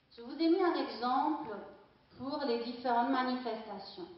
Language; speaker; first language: French; non-native, fluent; German